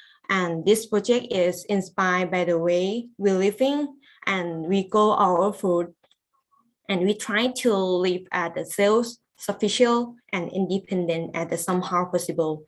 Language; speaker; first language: English; non-native, learner; Lao